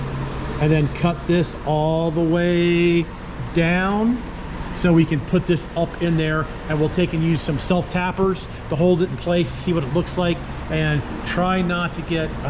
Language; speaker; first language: English; native; English